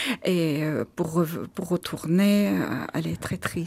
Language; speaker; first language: French; non-native, fluent; Armenian